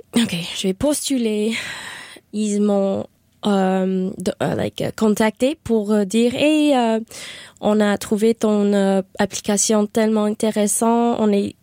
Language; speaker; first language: French; non-native, learner; English